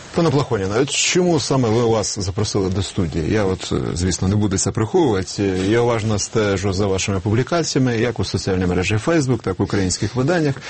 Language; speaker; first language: Ukrainian; native; Ukrainian